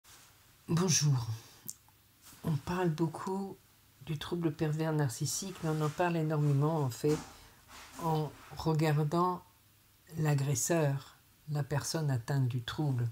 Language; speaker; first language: French; native; French